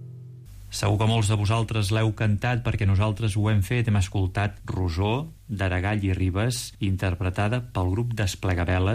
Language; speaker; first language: Catalan; native; Catalan